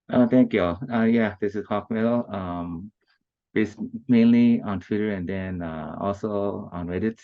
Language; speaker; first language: English; early bilingual, other home language; Japanese